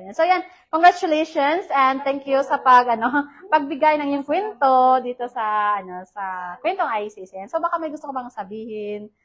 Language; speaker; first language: Filipino; native; Filipino